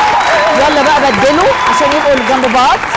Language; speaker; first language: Arabic; native; Arabic